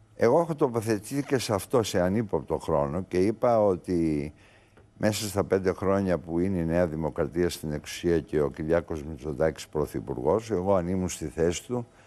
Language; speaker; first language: Greek; native; Greek